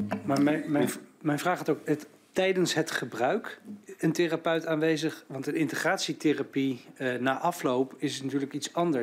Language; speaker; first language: Dutch; native; Dutch